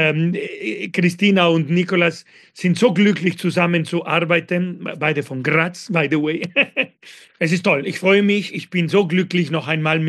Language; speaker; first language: German; non-native, fluent; Spanish